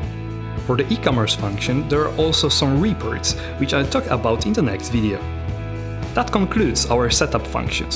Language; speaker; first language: English; non-native, fluent; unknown